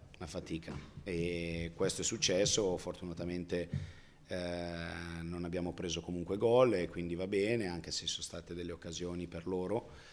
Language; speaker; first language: Italian; native; Italian